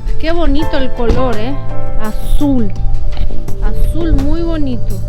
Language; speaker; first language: Spanish; non-native, fluent; Russian